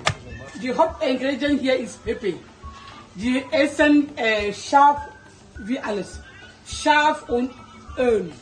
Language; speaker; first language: German; non-native, fluent; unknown